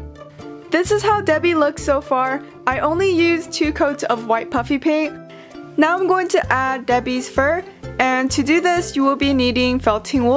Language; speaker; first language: English; native; English